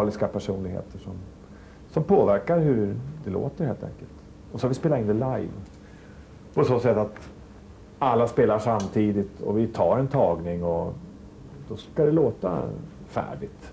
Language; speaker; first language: Swedish; native; Swedish